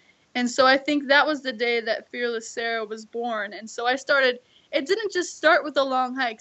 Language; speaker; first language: English; native; English